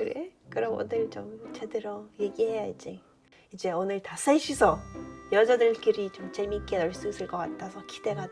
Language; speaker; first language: Korean; non-native, fluent; Ukrainian